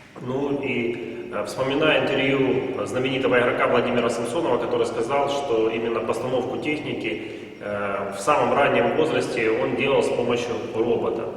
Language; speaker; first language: Russian; native; Russian